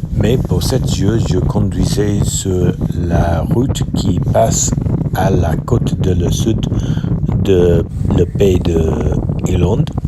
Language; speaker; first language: French; non-native, learner; English